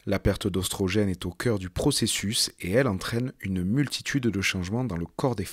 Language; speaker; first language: French; native; French